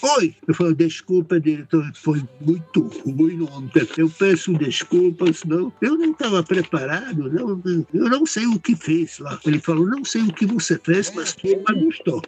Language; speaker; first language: Portuguese; non-native, fluent; Czech